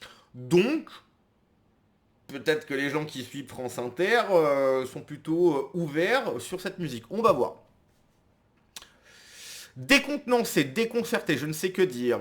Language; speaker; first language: French; native; French